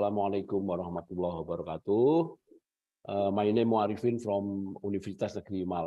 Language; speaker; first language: Indonesian; native; Indonesian